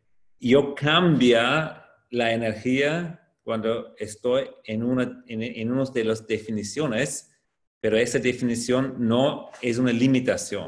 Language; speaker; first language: Spanish; non-native, fluent; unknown